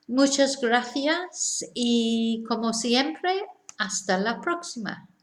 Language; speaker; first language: Spanish; non-native, fluent; English